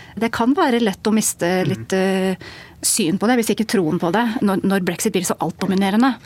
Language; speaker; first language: Norwegian; non-native, fluent; English